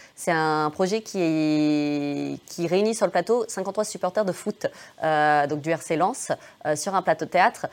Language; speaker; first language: French; early bilingual, other home language; English